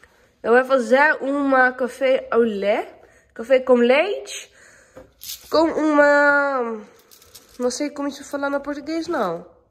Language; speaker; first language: Portuguese; non-native, learner; Dutch